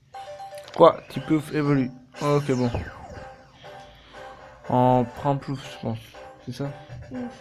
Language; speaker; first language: French; native; French